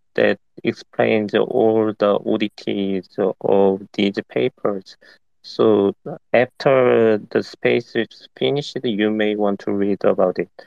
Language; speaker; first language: English; non-native, fluent; Korean